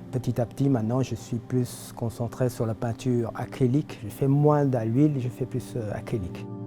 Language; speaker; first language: French; non-native, fluent; Chinese